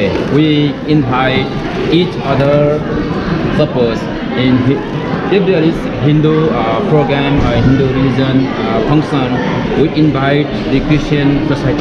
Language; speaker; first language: English; non-native, learner; Nepali